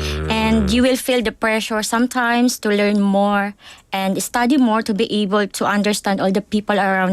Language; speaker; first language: English; non-native, local second language; Filipino